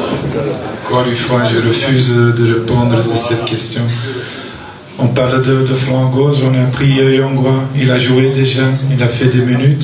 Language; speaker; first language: French; non-native, local second language; Dutch